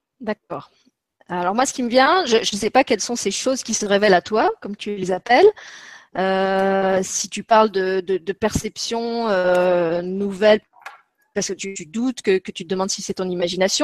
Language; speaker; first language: French; native; French